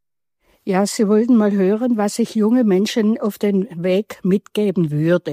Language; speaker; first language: German; native; German